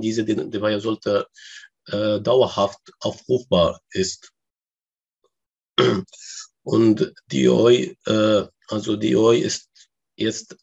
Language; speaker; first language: German; non-native, learner; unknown